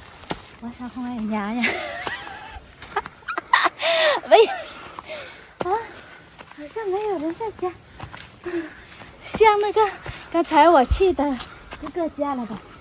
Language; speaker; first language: Chinese; non-native, learner; Vietnamese